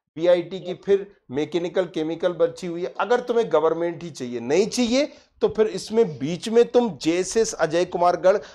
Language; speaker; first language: Hindi; native; Hindi